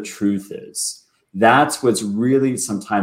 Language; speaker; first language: English; native; English